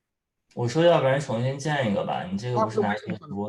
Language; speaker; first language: Chinese; native; Chinese